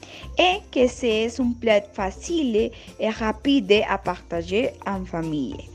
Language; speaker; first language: French; non-native, learner; Spanish